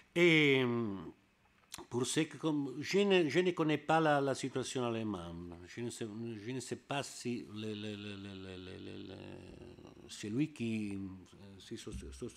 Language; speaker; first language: French; non-native, learner; Italian